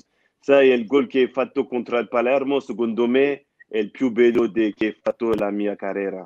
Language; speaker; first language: Italian; non-native, fluent; French